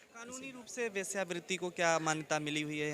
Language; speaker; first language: Hindi; native; Hindi